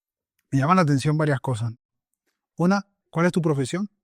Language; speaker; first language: Spanish; native; Spanish